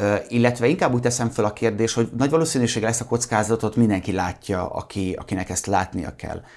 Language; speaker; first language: Hungarian; native; Hungarian